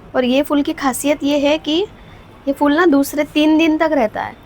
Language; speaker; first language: Hindi; non-native, local second language; Marathi